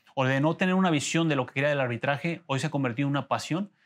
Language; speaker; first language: Spanish; native; Spanish